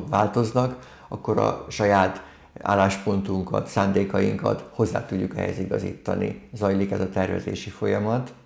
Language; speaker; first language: Hungarian; native; Hungarian